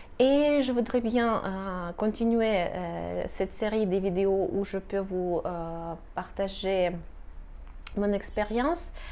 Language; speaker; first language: French; non-native, fluent; Russian